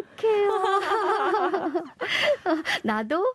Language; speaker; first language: Korean; non-native, fluent; Chinese